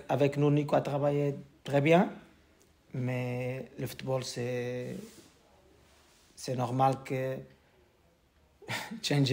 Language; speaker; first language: French; non-native, learner; Portuguese